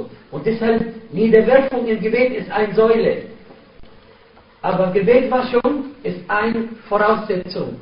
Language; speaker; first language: German; non-native, fluent; Arabic